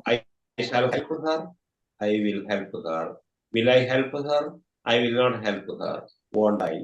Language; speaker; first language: English; non-native, local second language; Malayalam